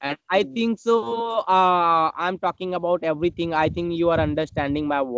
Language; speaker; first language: English; non-native, learner; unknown